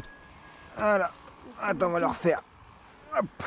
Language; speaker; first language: French; native; French